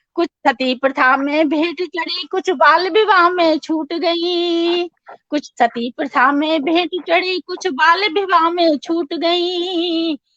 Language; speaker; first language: Hindi; native; Hindi